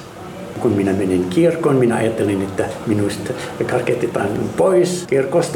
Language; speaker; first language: Finnish; non-native, learner; Arabic